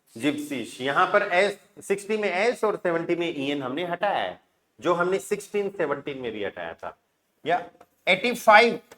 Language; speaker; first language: Hindi; native; Hindi